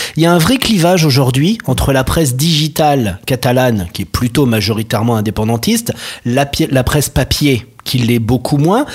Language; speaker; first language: French; native; French